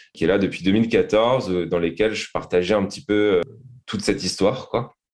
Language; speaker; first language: French; native; French